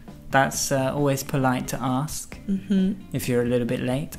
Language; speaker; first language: English; native; English